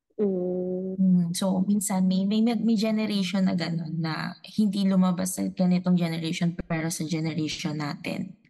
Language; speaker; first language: Filipino; non-native, local second language; Cebuano